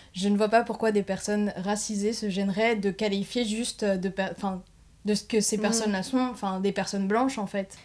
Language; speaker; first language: French; native; French